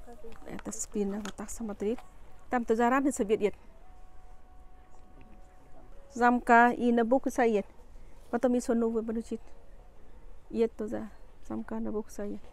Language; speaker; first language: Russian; non-native, learner; Tajik